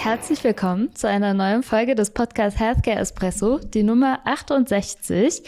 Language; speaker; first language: German; native; German